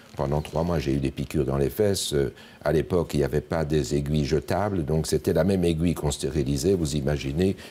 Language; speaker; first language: French; native; French